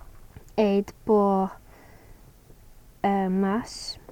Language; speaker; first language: French; non-native, learner; English